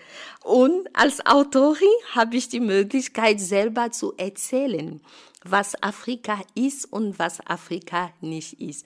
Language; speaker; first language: German; non-native, fluent; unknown